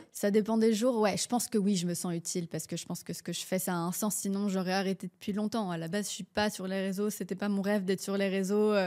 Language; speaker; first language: French; early bilingual, heritage; French